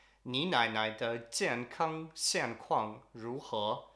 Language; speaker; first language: Chinese; non-native, learner; English